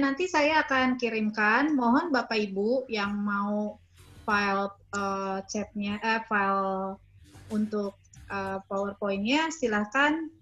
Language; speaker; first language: Indonesian; native; Indonesian